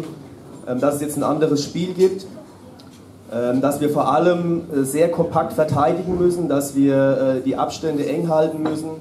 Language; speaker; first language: German; native; German